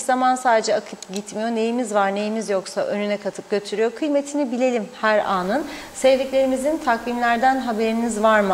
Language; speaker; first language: Turkish; native; Turkish